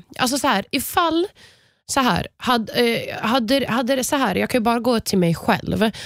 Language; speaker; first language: Swedish; native; Swedish